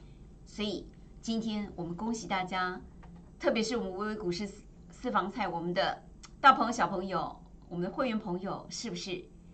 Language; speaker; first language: Chinese; native; Chinese